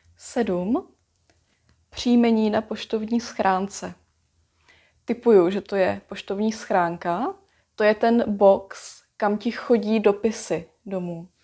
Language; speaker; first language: Czech; native; Czech